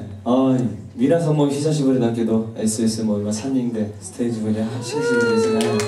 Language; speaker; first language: Japanese; non-native, learner; Korean